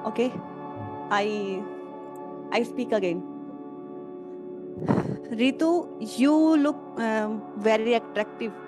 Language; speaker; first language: English; non-native, learner; Punjabi